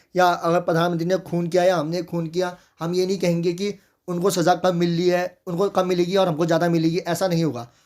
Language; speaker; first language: Hindi; native; Hindi